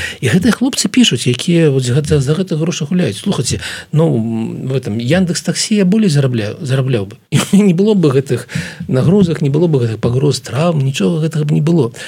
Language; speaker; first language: Belarusian; non-native, local second language; Russian